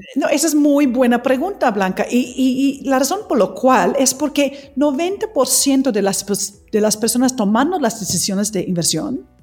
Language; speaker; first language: Spanish; non-native, fluent; English